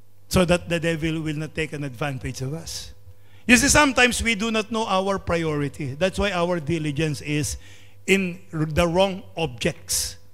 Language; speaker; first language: English; non-native, local second language; Filipino